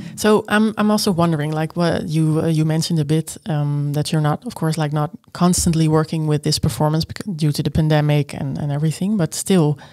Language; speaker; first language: English; non-native, fluent; Dutch